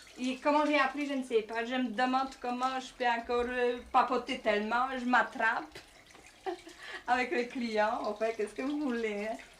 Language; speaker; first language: French; non-native, learner; Polish